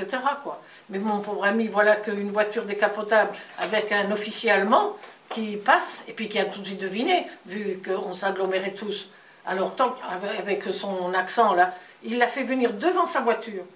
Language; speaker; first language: French; native; French